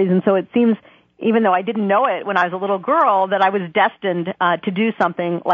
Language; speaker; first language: English; native; English